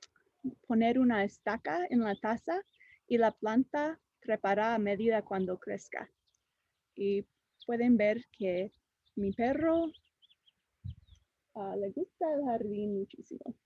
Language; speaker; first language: Spanish; non-native, fluent; English